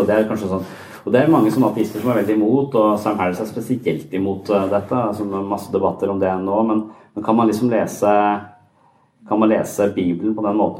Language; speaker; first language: Norwegian; native; Norwegian